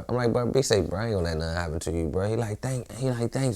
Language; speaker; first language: English; native; English